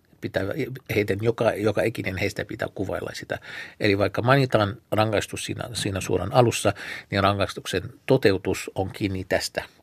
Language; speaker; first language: Finnish; non-native, fluent; Arabic